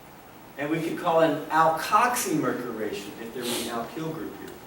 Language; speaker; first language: English; native; English